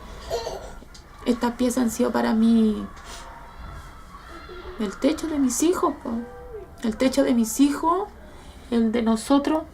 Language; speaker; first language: Spanish; native; Spanish